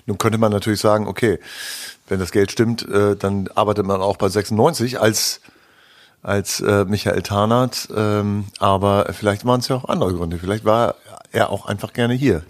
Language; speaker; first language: German; native; German